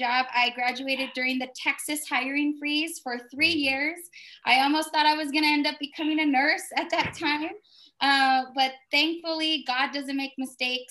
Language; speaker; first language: English; native; English